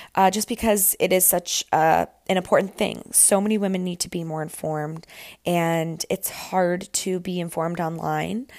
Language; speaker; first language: English; native; English